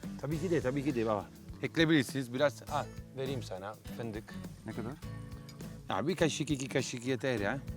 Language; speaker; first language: Turkish; non-native, fluent; Italian